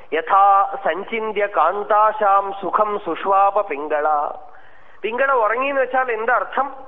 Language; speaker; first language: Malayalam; non-native, local second language; Tamil